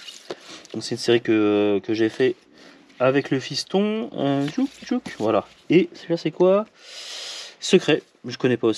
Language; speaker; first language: French; native; French